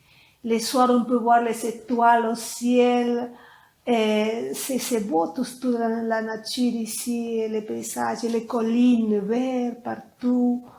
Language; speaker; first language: French; non-native, fluent; Spanish